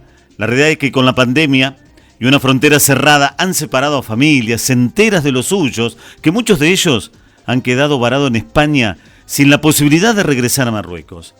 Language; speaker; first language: Spanish; native; Spanish